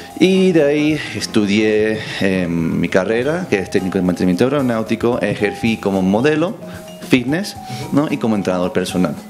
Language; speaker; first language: Spanish; early bilingual, other home language; English